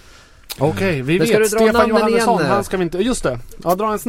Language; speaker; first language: Swedish; native; Swedish